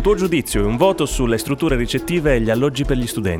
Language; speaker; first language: Italian; native; Italian